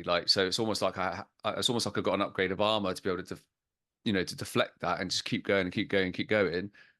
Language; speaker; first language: English; native; English